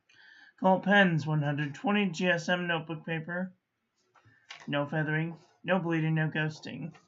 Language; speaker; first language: English; native; English